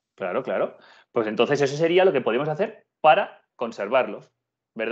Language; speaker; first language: Spanish; native; Spanish